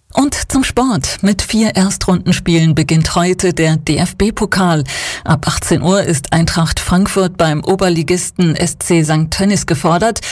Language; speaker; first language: German; native; German